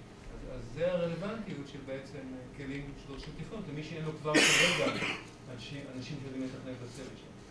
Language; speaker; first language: Hebrew; native; Hebrew